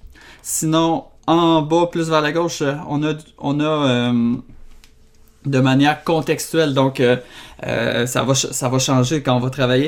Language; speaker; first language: French; native; French